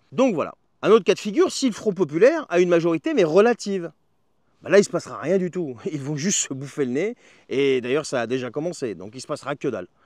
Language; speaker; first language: French; native; French